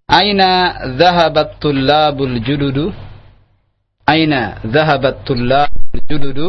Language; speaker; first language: Arabic; non-native, fluent; Indonesian